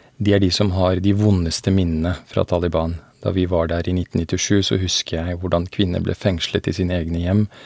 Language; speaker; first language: Norwegian; early bilingual, other home language; Persian